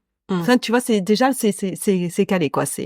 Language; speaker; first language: French; native; French